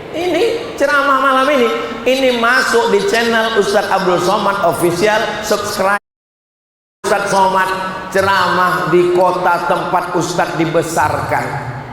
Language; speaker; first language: Indonesian; native; Indonesian